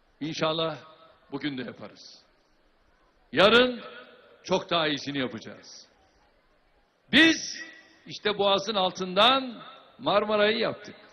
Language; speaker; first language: Turkish; native; Turkish